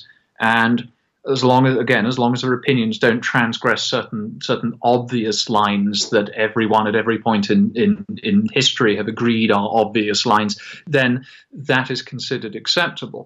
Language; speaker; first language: English; native; English